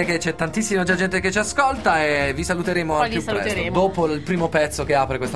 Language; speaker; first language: Italian; native; Italian